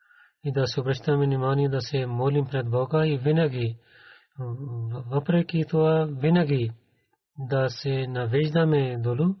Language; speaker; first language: Bulgarian; non-native, learner; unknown